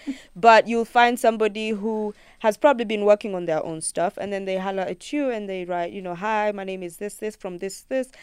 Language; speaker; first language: English; non-native, local second language; Luo (Kenya and Tanzania)